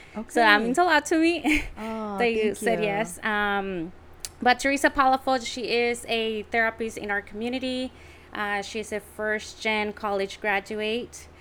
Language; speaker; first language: English; early bilingual, other home language; Spanish